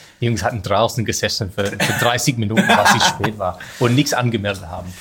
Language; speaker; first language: German; non-native, learner; English